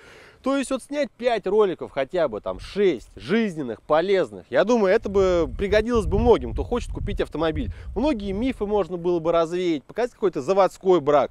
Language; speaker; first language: Russian; native; Russian